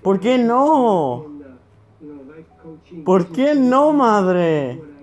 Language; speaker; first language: Spanish; early bilingual, heritage; Spanish